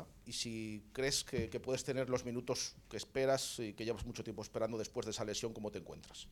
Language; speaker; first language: Spanish; native; Spanish